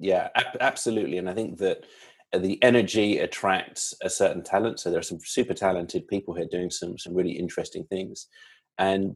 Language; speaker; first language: English; native; English